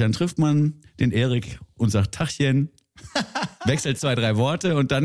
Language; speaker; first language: German; native; German